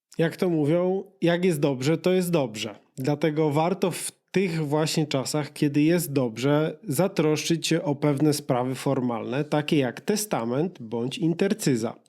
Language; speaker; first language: Polish; native; Polish